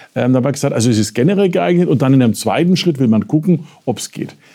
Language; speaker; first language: German; native; German